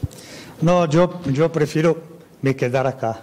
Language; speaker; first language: Spanish; non-native, fluent; Portuguese